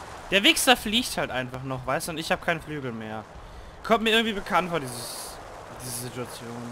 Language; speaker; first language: German; native; German